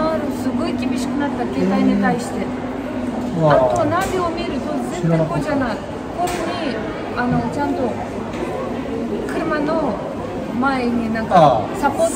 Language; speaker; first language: Japanese; non-native, fluent; Romanian